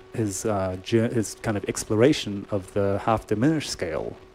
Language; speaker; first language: English; native; English